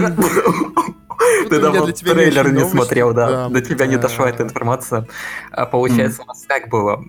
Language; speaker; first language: Russian; native; Russian